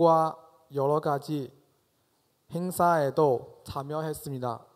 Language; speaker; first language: Korean; non-native, fluent; Chinese